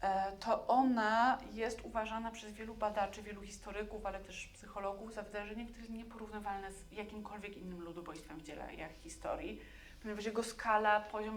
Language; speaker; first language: Polish; native; Polish